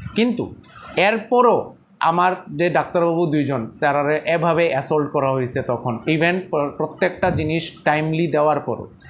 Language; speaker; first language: Bangla; native; Bangla